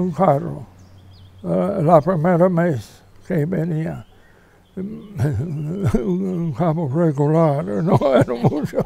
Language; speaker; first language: Spanish; non-native, fluent; English